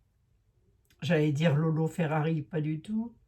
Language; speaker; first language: French; native; French